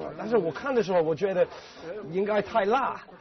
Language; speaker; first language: Chinese; non-native, learner; English